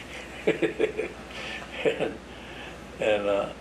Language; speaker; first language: English; native; English